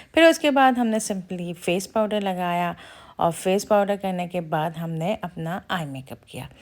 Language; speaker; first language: Urdu; native; Urdu